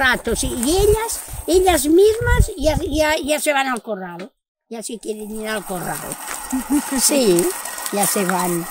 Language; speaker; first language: Spanish; non-native, local second language; Catalan